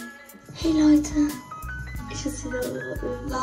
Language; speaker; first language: German; early bilingual, other home language; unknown